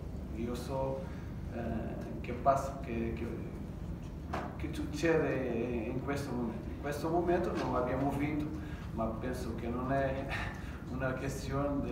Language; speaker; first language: Italian; non-native, fluent; Portuguese